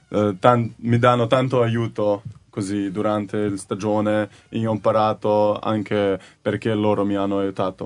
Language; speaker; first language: Italian; non-native, learner; Slovenian